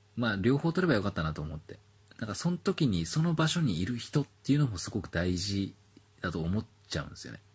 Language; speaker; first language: Japanese; native; Japanese